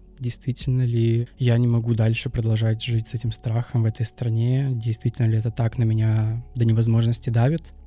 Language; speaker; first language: Russian; native; Russian